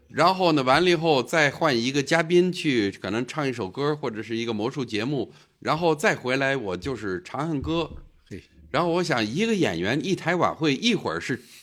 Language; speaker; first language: Chinese; non-native, fluent; English